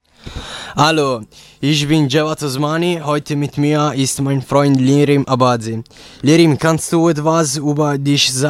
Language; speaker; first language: German; non-native, learner; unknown